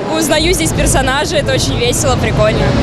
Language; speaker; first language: Russian; native; Russian